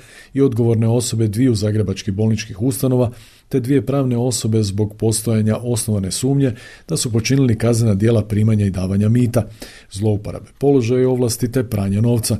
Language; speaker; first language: Croatian; native; Croatian